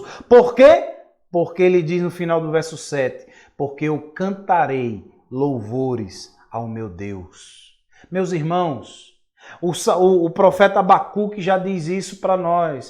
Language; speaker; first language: Portuguese; native; Portuguese